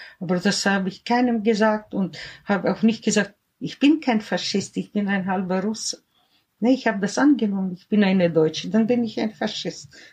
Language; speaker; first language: German; early bilingual, heritage; German